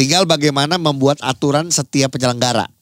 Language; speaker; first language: Indonesian; native; Indonesian